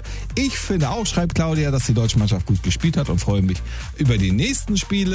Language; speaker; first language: German; native; German